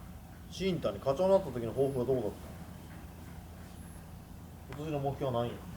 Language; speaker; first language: Japanese; native; Japanese